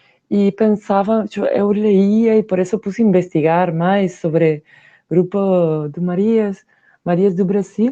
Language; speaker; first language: Portuguese; non-native, learner; Spanish